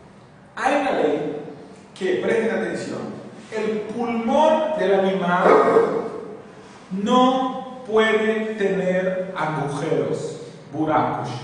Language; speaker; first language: Spanish; non-native, fluent; Portuguese